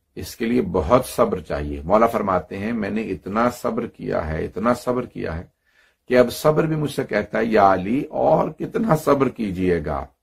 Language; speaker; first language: Urdu; native; Urdu